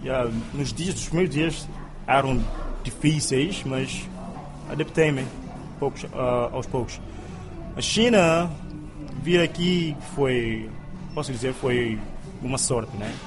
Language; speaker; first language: Portuguese; non-native, local second language; Kabuverdianu